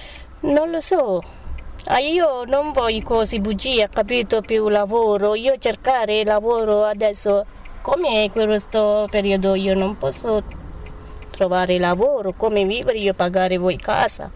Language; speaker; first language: Italian; non-native, learner; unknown